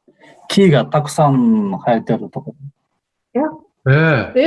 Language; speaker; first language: Japanese; non-native, fluent; Kyrgyz